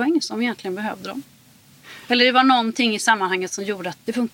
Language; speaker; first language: Swedish; native; Swedish